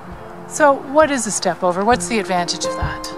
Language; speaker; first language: English; native; English